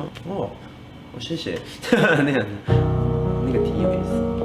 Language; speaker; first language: Chinese; non-native, learner; Japanese